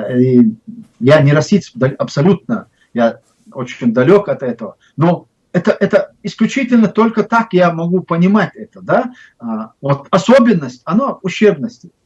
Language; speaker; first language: Russian; non-native, local second language; Chechen